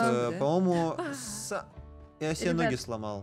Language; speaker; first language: Russian; native; Russian